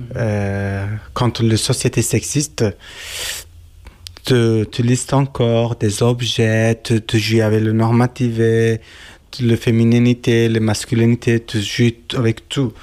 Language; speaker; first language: French; non-native, learner; Kurdish